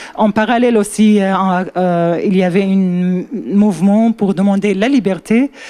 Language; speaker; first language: French; non-native, learner; Arabic